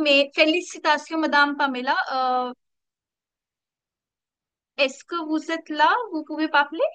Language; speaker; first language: French; non-native, learner; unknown